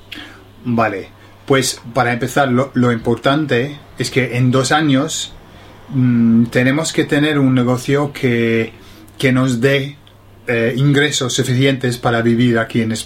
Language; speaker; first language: Spanish; non-native, fluent; English